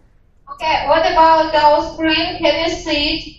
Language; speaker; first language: English; non-native, fluent; Russian